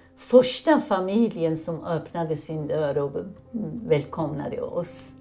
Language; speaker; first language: Swedish; non-native, fluent; Persian